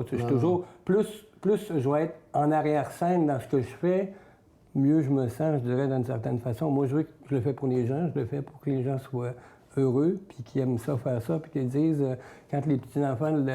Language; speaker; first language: French; native; French